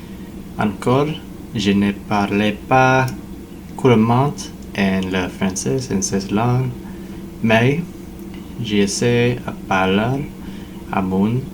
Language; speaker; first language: French; non-native, learner; English